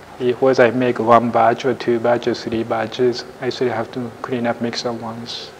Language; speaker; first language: English; non-native, fluent; Japanese